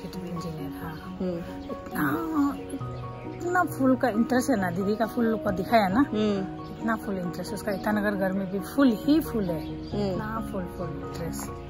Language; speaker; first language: Hindi; non-native, local second language; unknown